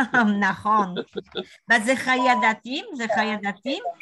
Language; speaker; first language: Hebrew; non-native, learner; Polish